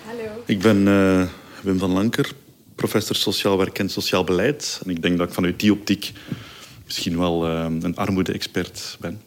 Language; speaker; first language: Dutch; native; Dutch